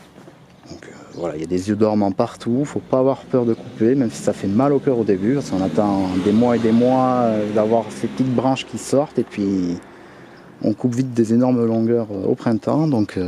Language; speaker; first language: French; native; French